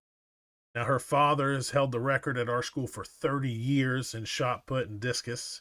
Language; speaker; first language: English; native; English